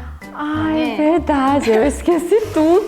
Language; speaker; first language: Portuguese; non-native, fluent; Korean